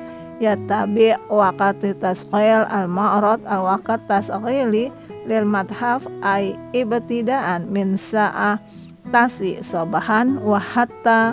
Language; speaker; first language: Arabic; non-native, fluent; Indonesian